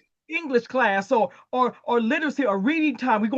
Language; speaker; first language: English; native; English